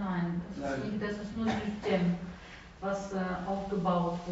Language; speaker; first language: German; non-native, fluent; Russian